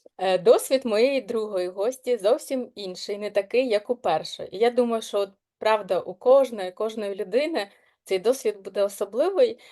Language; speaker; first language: Ukrainian; non-native, local second language; Russian